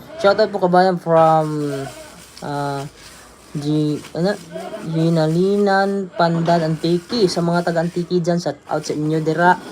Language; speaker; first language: Filipino; non-native, local second language; Cebuano